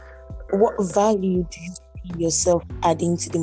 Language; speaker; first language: English; non-native, local second language; Igbo